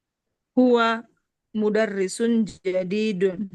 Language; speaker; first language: Arabic; non-native, learner; Indonesian